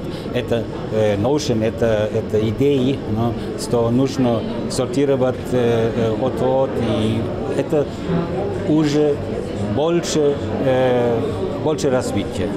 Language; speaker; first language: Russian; non-native, learner; German